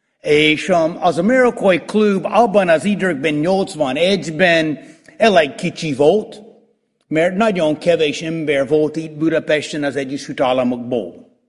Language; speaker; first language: Hungarian; non-native, fluent; English